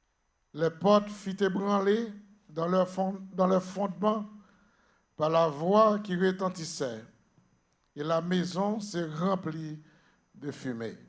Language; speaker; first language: French; non-native, local second language; Haitian Creole